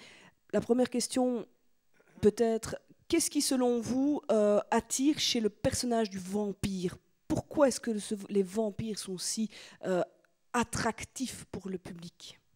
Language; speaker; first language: French; native; French